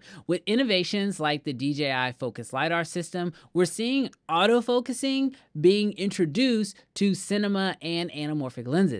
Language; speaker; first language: English; native; English